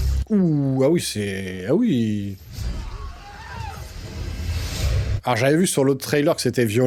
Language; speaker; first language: French; native; French